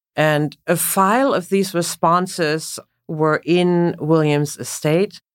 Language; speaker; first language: English; non-native, fluent; German